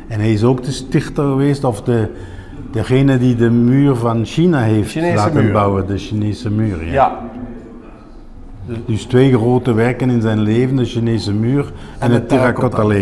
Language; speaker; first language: Dutch; non-native, local second language; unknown